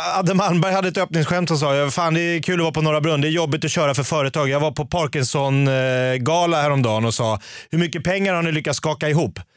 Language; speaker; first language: Swedish; native; Swedish